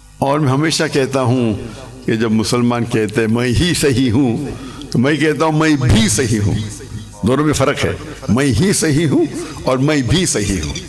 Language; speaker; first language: Urdu; non-native, local second language; English